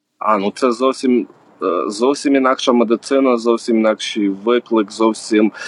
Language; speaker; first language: Ukrainian; native; Ukrainian